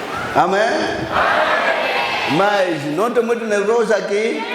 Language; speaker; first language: Portuguese; non-native, learner; Lingala